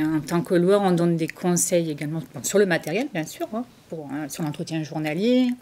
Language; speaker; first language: French; native; French